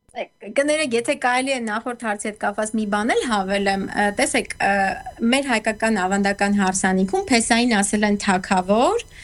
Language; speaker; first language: Armenian; native; Armenian